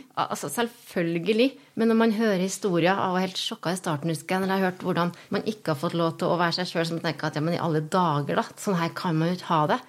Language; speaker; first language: Norwegian; native; Norwegian